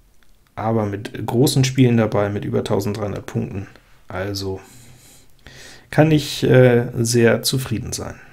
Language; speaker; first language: German; native; German